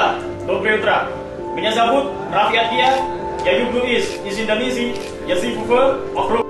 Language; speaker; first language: Russian; non-native, learner; Indonesian